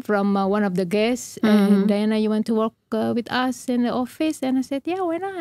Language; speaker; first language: English; non-native, fluent; Indonesian